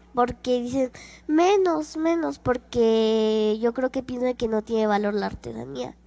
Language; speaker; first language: Spanish; native; Spanish